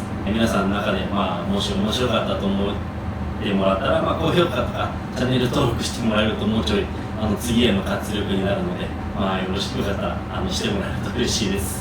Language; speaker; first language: Japanese; native; Japanese